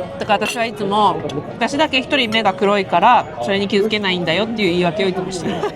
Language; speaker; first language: Japanese; native; Japanese